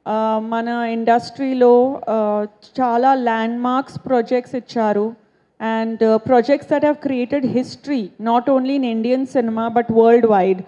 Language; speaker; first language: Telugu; non-native, learner; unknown